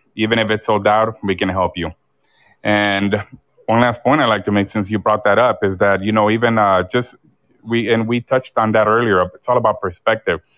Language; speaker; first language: English; early bilingual, other home language; Spanish